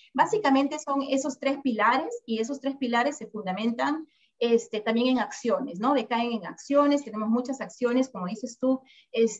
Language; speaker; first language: Spanish; native; Spanish